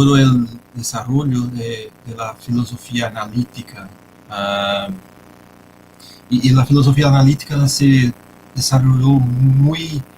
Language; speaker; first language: Spanish; non-native, fluent; Portuguese